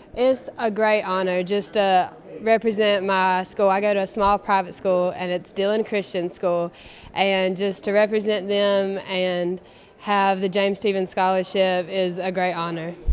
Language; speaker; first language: English; native; English